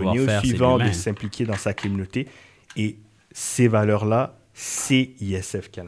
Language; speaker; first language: French; native; French